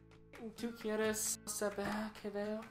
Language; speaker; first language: Spanish; non-native, learner; English